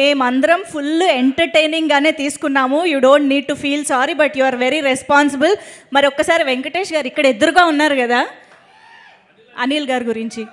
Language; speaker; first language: Telugu; native; Telugu